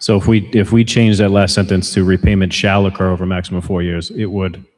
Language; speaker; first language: English; native; English